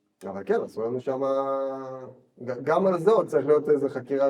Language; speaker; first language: Hebrew; native; Hebrew